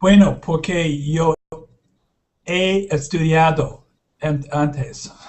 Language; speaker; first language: Spanish; non-native, learner; English